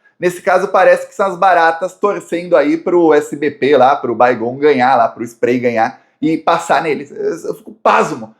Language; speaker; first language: Portuguese; native; Portuguese